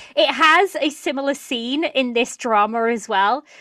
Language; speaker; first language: English; early bilingual, other home language; Portuguese